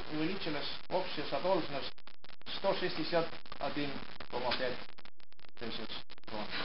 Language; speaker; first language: Russian; non-native, local second language; Estonian